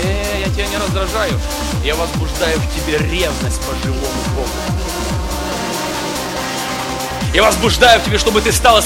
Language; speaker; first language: Russian; native; Russian